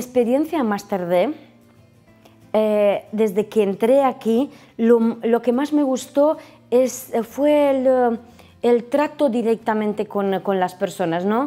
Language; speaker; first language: Spanish; non-native, fluent; Romanian